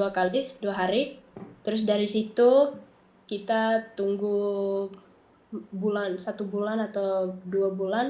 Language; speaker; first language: Indonesian; early bilingual, heritage; Dutch